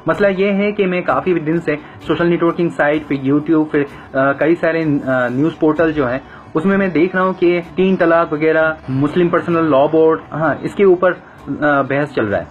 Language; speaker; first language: Hindi; non-native, fluent; Bangla